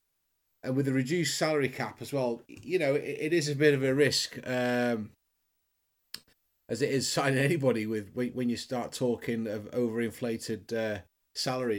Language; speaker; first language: English; native; English